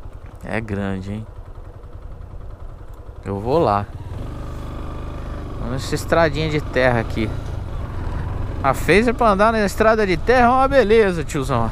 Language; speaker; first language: Portuguese; native; Portuguese